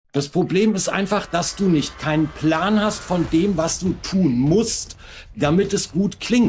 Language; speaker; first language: German; native; German